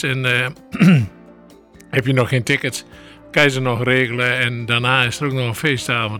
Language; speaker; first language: Dutch; native; Dutch